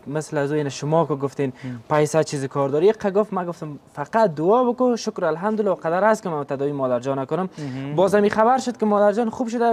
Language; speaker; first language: Persian; native; Persian